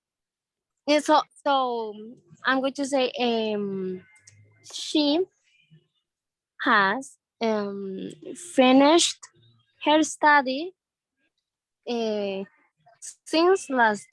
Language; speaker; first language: English; non-native, learner; Spanish